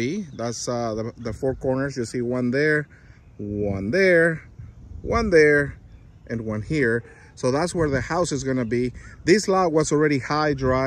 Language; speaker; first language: English; non-native, fluent; Spanish